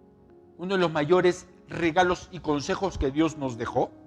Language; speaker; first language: Spanish; native; Spanish